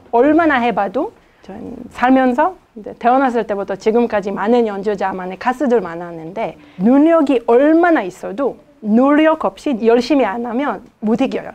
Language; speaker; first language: Korean; non-native, fluent; Hebrew